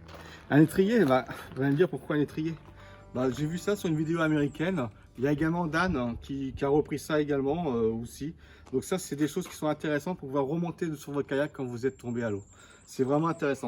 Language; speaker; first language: French; native; French